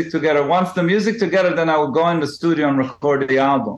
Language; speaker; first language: English; non-native, fluent; Hebrew